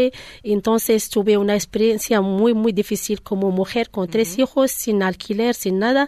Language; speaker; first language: Spanish; non-native, learner; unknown